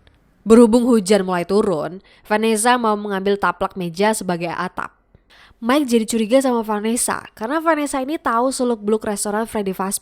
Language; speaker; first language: Indonesian; native; Indonesian